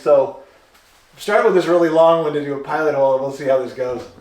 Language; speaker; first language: English; native; English